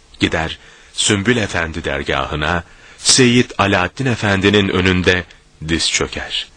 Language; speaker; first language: Turkish; native; Turkish